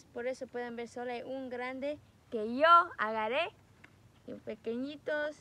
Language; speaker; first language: Spanish; early bilingual, heritage; Spanish